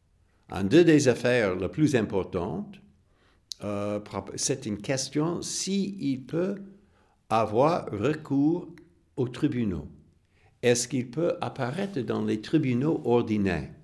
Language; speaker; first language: French; non-native, fluent; English